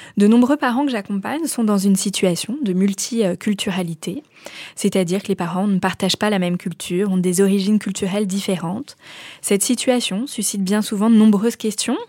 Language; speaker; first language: French; native; French